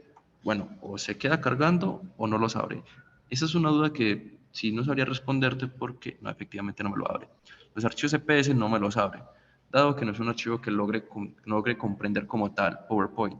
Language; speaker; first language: Spanish; native; Spanish